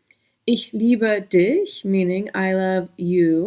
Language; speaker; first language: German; non-native, fluent; English